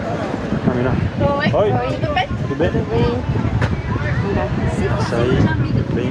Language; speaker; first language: Portuguese; non-native, learner; Spanish